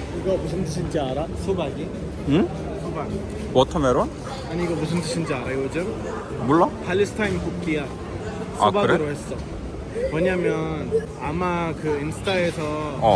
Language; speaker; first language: Korean; non-native, fluent; Arabic